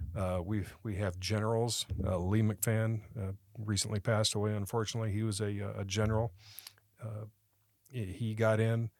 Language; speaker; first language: English; native; English